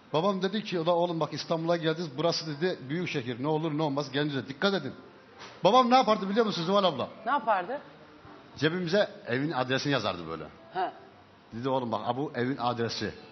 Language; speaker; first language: Turkish; native; Turkish